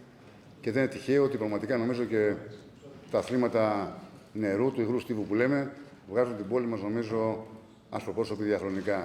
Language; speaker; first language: Greek; native; Greek